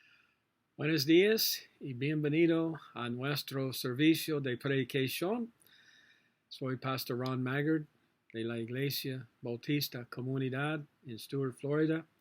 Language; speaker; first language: Spanish; non-native, learner; English